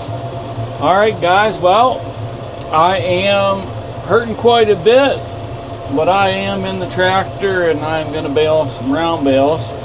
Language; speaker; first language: English; native; English